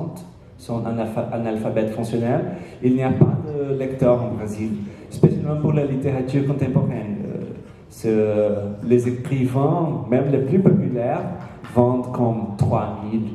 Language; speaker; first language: French; non-native, learner; Portuguese